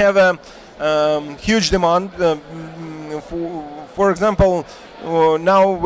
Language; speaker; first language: English; non-native, fluent; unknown